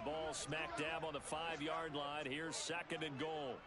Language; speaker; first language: English; native; English